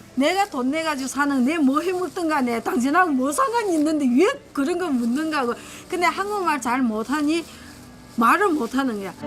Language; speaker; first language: Korean; non-native, fluent; Chinese